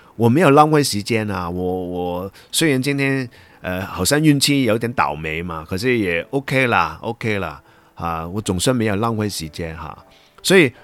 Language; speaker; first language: Chinese; non-native, local second language; Cantonese